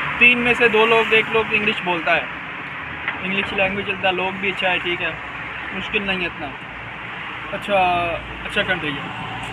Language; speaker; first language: Urdu; non-native, local second language; Punjabi